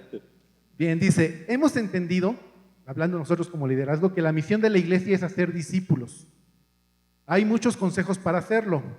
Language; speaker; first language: Spanish; native; Spanish